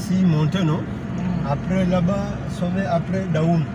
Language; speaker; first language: French; non-native, learner; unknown